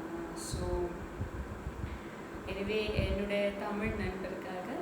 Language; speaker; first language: Tamil; non-native, learner; Malayalam